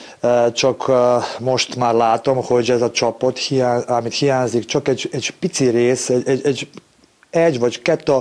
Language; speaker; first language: Hungarian; non-native, learner; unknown